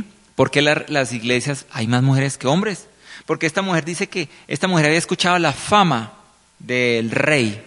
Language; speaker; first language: Spanish; native; Spanish